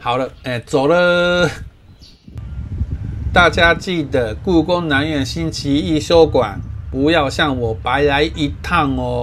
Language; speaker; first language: Chinese; non-native, fluent; Japanese